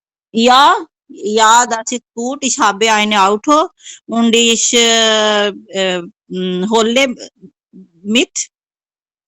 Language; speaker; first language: German; non-native, learner; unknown